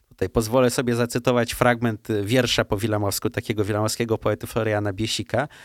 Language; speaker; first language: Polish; early bilingual, heritage; Russian